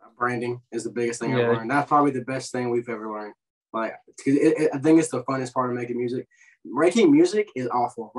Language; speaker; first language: English; native; English